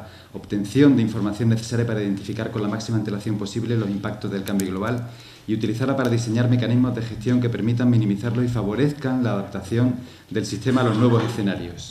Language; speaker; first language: Spanish; native; Spanish